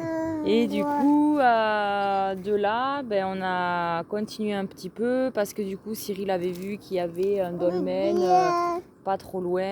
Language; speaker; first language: French; native; French